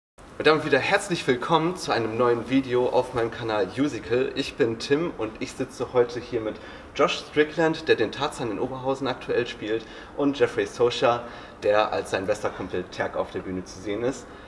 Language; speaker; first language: German; native; German